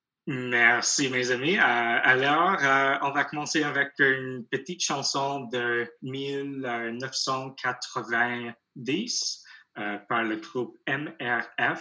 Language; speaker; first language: French; non-native, learner; English